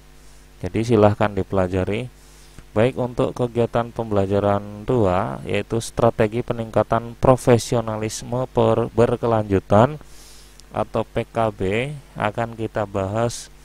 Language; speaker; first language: Indonesian; native; Indonesian